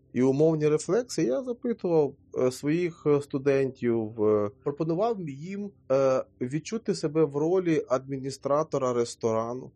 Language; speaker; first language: Ukrainian; native; Ukrainian